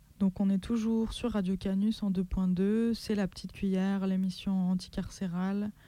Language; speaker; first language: French; native; French